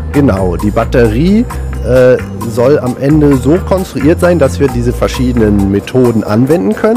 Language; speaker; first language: German; native; German